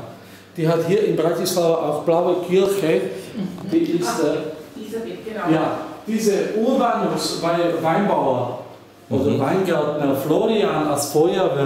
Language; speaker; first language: German; non-native, learner; Slovak